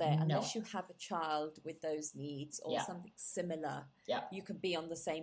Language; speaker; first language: English; non-native, local second language; Gujarati